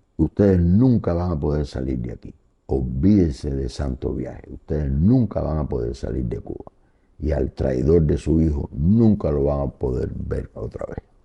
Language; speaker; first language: Spanish; native; Spanish